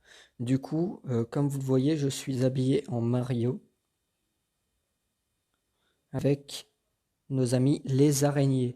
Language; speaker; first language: French; native; French